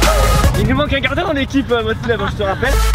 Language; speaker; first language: French; native; French